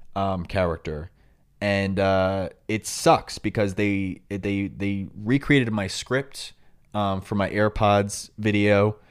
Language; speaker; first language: English; native; English